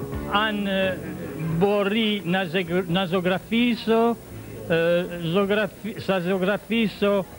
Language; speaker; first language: Greek; early bilingual, heritage; French